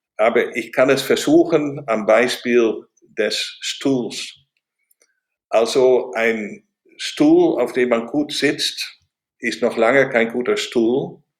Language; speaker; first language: German; non-native, fluent; Dutch